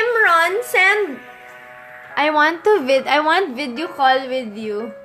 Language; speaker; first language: English; non-native, local second language; Filipino